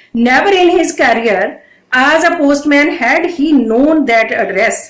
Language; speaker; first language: English; non-native, local second language; Punjabi